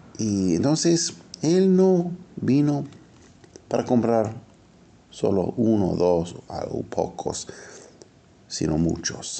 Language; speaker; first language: Spanish; non-native, fluent; English